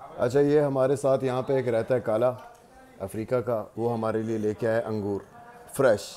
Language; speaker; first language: Urdu; non-native, local second language; Punjabi